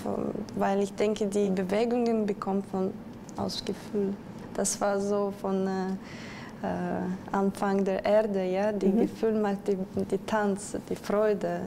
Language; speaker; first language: German; non-native, learner; Russian